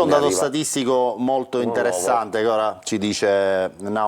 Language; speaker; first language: Italian; native; Italian